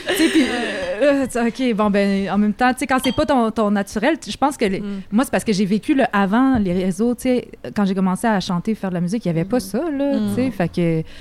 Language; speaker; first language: French; native; French